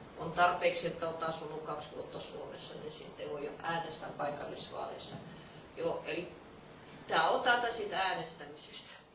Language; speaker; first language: Finnish; non-native, fluent; Russian